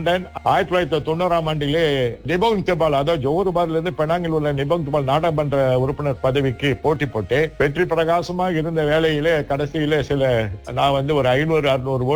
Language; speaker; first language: Tamil; early bilingual, heritage; Tamil